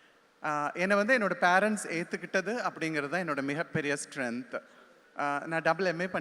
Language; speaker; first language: Tamil; native; Tamil